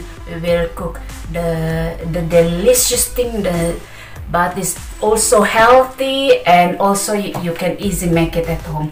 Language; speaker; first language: English; non-native, learner; Indonesian